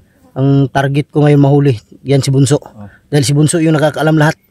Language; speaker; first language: Filipino; non-native, local second language; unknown